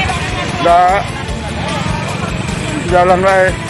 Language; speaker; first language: Malay; native; Malay